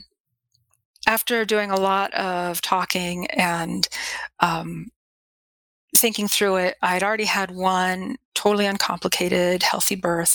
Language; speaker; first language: English; native; English